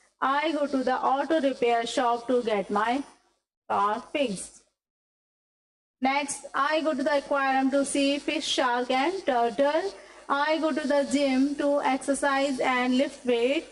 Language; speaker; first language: English; non-native, local second language; Hindi